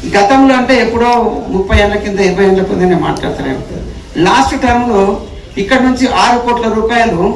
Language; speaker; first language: Telugu; native; Telugu